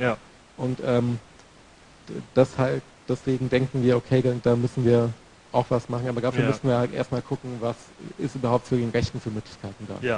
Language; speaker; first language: German; native; German